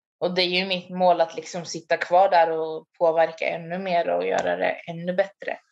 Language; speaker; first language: Swedish; native; Swedish